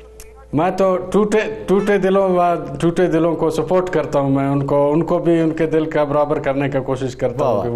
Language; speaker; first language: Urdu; non-native, local second language; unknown